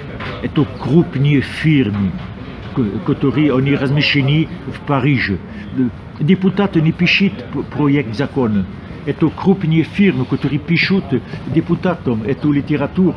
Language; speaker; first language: Russian; non-native, fluent; French